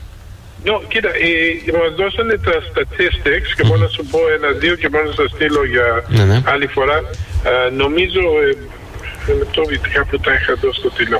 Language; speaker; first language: Greek; early bilingual, heritage; Greek